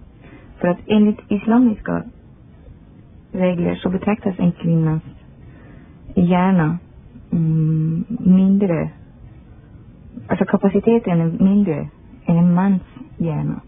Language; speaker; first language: Swedish; non-native, fluent; Persian